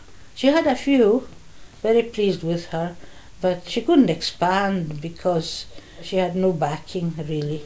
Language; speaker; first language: English; non-native, fluent; Polish